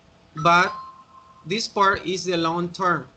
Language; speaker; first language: English; non-native, learner; Spanish